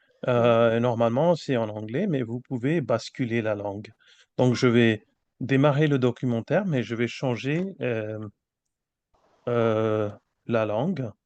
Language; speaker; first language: French; non-native, fluent; Bangla